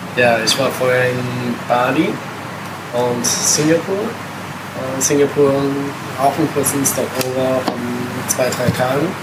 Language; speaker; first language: German; non-native, fluent; Italian